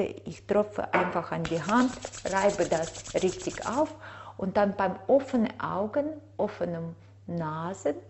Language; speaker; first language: German; non-native, fluent; Russian